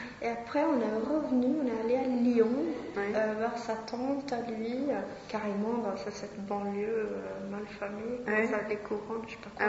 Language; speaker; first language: French; non-native, fluent; Swedish